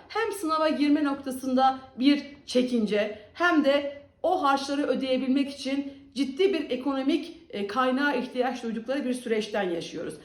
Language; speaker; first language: Turkish; native; Turkish